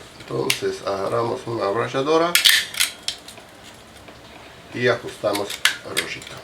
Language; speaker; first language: Spanish; non-native, fluent; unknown